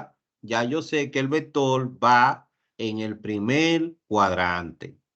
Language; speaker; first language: Spanish; native; Spanish